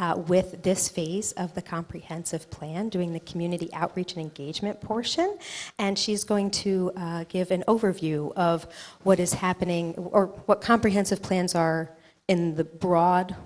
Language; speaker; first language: English; native; English